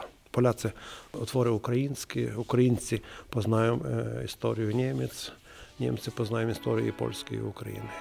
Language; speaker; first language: Polish; non-native, learner; Ukrainian